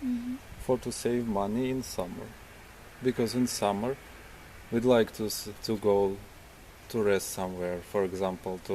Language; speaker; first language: English; non-native, learner; Ukrainian